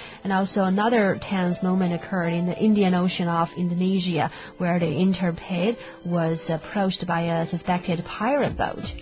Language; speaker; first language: English; non-native, fluent; Chinese